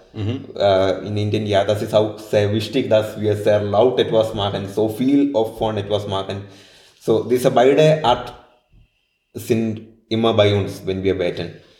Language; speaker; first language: German; non-native, learner; Malayalam